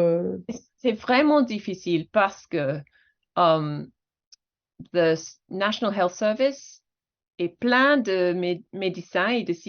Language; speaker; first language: French; non-native, fluent; English